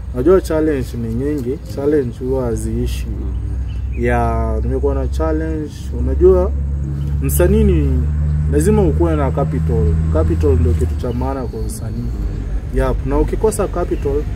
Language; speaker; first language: Swahili; non-native, local second language; Luyia